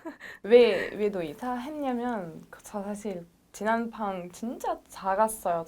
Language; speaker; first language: Korean; non-native, fluent; French